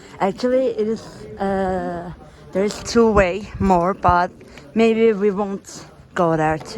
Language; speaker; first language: English; non-native, local second language; Turkish